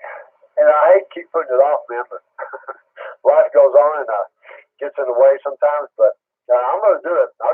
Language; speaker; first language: English; native; English